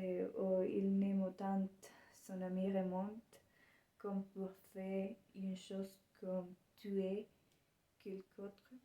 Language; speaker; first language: French; non-native, learner; Spanish